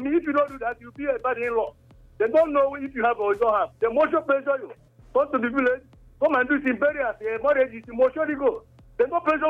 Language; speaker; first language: English; non-native, local second language; Igbo